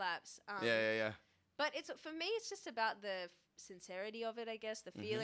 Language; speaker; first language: English; native; English